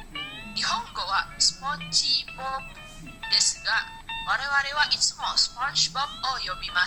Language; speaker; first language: Japanese; non-native, learner; Indonesian